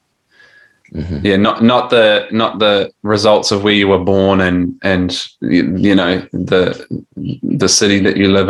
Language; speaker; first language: English; native; English